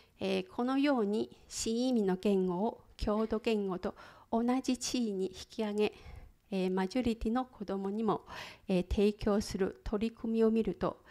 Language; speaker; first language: Japanese; non-native, fluent; Chinese